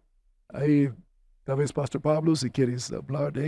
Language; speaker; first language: Spanish; non-native, fluent; English